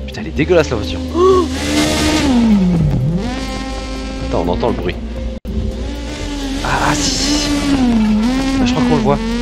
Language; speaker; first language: French; native; French